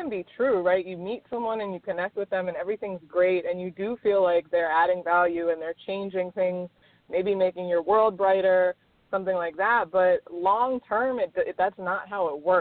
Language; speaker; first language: English; native; English